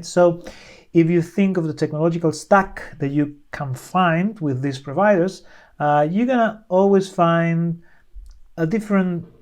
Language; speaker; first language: English; non-native, fluent; Spanish